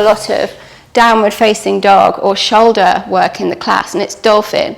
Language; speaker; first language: English; native; English